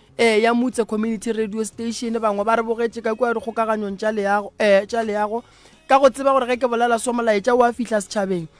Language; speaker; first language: Northern Sotho; native; Northern Sotho